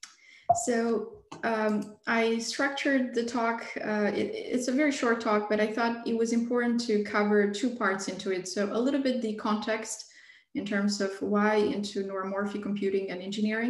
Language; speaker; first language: English; non-native, fluent; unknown